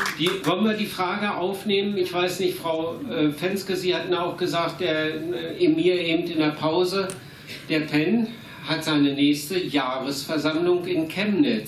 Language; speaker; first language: German; native; German